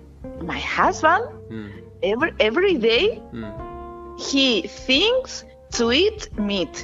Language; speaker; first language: English; non-native, learner; Spanish